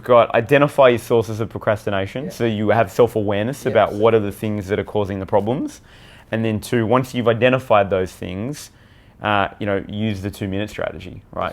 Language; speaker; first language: English; native; English